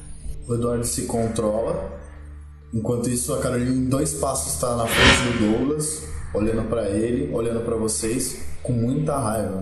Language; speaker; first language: Portuguese; native; Portuguese